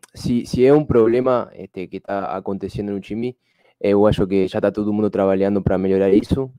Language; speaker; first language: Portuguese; non-native, fluent; Spanish